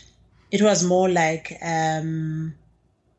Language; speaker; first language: English; non-native, local second language; Zulu